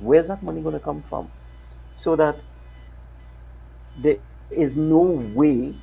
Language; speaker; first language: English; native; English